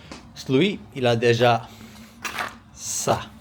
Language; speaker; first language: French; non-native, fluent; Portuguese